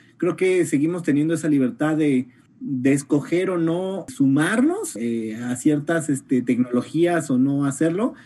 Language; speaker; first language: Spanish; native; Spanish